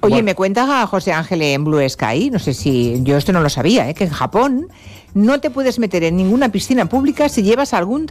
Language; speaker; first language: Spanish; native; Spanish